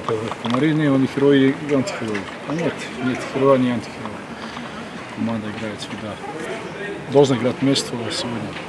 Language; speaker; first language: Russian; non-native, learner; Croatian